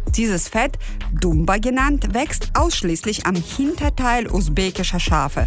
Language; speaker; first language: German; non-native, fluent; Uzbek